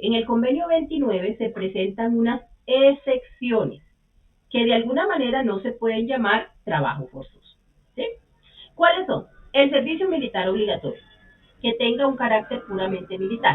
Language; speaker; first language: Spanish; native; Spanish